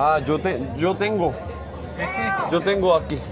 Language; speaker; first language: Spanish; non-native, learner; Korean